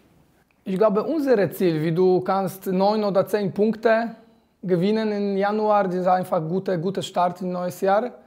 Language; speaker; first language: German; non-native, fluent; Polish